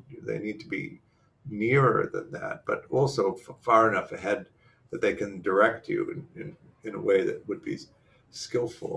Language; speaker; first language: English; native; English